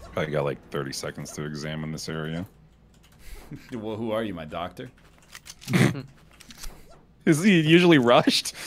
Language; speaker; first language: English; native; English